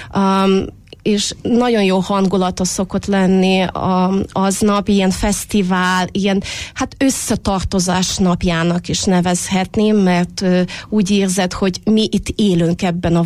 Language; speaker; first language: Hungarian; non-native, fluent; Russian